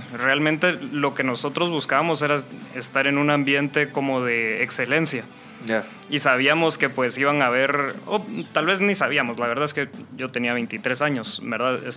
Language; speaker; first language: Spanish; native; Spanish